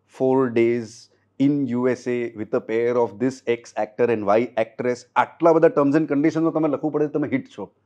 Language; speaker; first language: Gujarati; non-native, local second language; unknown